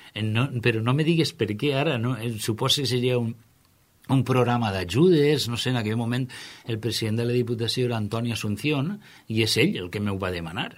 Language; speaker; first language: Catalan; native; Catalan